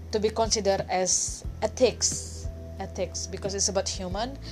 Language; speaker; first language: English; non-native, fluent; Indonesian